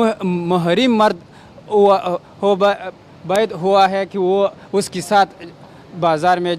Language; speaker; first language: Hindi; non-native, learner; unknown